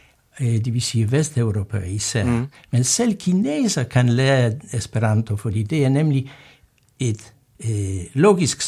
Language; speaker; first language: Danish; non-native, fluent; Polish